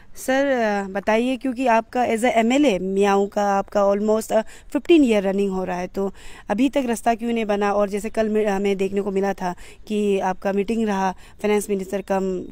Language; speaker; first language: Hindi; non-native, local second language; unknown